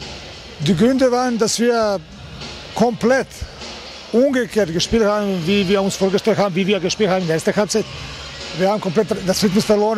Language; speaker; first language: German; non-native, fluent; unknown